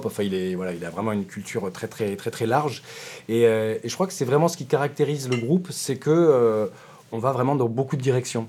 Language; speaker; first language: French; native; French